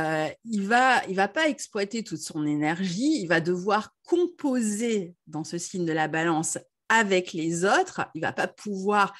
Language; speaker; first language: French; native; French